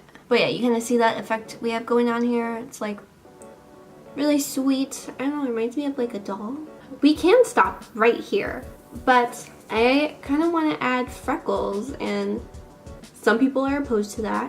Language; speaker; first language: English; native; English